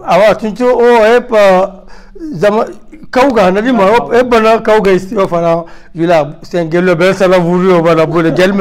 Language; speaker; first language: Turkish; non-native, learner; French